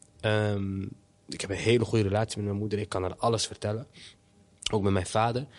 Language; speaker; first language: Dutch; early bilingual, other home language; Somali